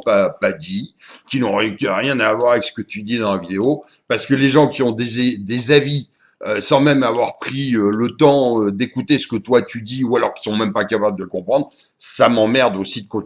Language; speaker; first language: French; native; French